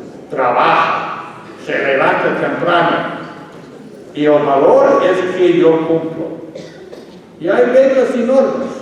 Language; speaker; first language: Spanish; non-native, fluent; English